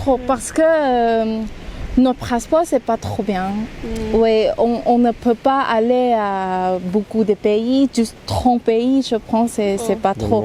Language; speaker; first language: French; non-native, learner; Thai